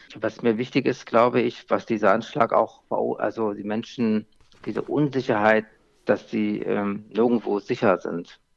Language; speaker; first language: German; non-native, fluent; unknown